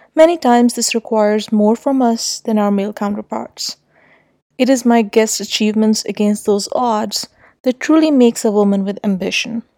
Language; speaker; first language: English; non-native, local second language; Urdu